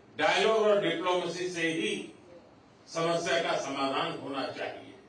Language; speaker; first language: Hindi; non-native, local second language; Gujarati